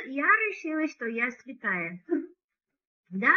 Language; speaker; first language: Russian; non-native, learner; English